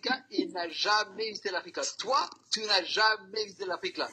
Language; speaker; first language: French; non-native, local second language; Somali